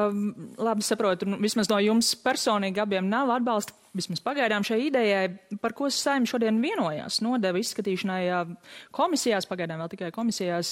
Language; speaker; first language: Latvian; native; Latvian